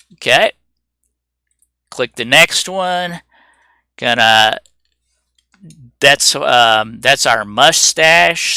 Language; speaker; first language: English; native; English